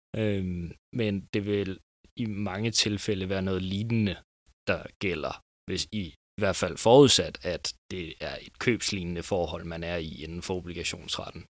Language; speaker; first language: Danish; native; Danish